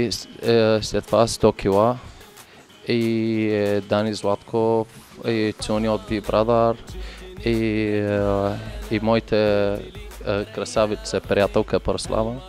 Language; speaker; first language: Bulgarian; non-native, learner; Arabic